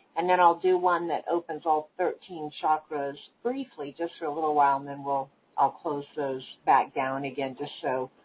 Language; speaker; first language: English; native; English